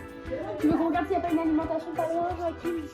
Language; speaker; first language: French; native; French